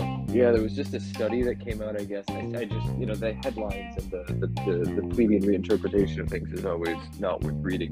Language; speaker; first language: English; native; English